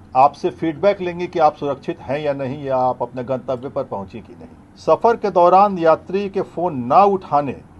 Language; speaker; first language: Hindi; native; Hindi